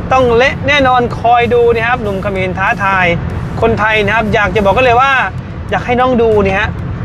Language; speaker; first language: Thai; native; Thai